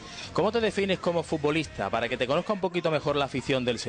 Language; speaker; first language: Spanish; native; Spanish